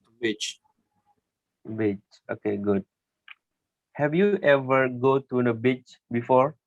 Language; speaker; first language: English; non-native, learner; Indonesian